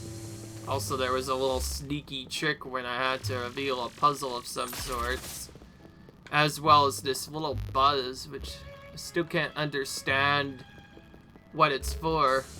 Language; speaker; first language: English; native; English